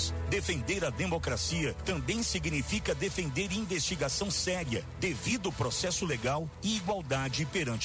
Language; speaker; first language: Portuguese; native; Portuguese